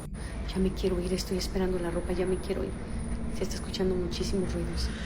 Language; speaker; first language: Spanish; native; Spanish